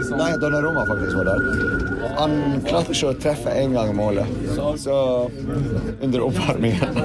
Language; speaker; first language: Norwegian; non-native, fluent; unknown